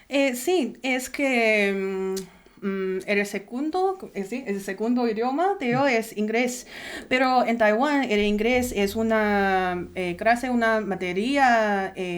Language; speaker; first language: Spanish; non-native, learner; Chinese